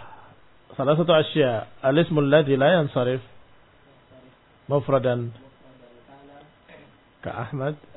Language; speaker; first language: Arabic; non-native, fluent; Indonesian